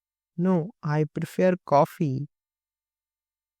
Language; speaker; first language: English; non-native, local second language; Hindi